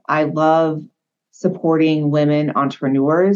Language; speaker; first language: English; native; English